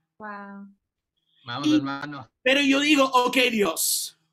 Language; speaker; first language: Spanish; non-native, learner; English